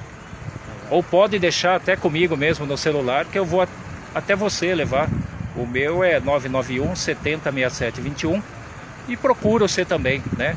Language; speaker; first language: Portuguese; native; Portuguese